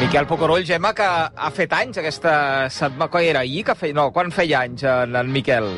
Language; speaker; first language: Catalan; native; Catalan